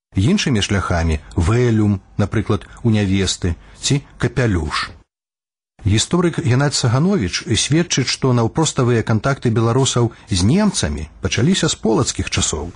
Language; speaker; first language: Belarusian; native; Belarusian